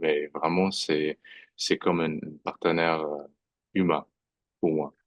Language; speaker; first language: French; non-native, fluent; English